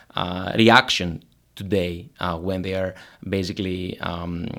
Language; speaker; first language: English; non-native, fluent; Greek